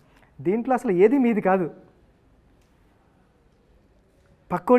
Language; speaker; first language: Telugu; native; Telugu